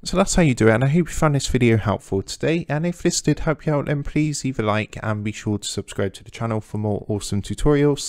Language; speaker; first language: English; native; English